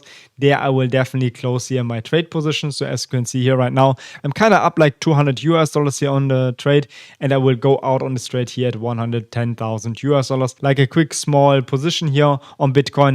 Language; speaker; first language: English; non-native, fluent; German